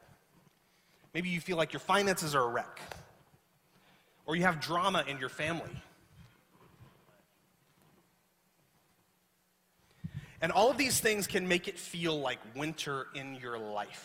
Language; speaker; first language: English; native; English